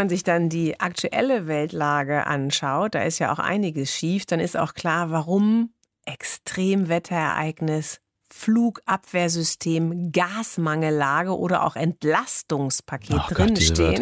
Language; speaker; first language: German; native; German